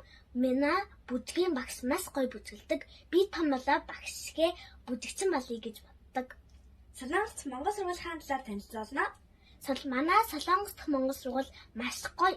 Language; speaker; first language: Mongolian; early bilingual, heritage; Mongolian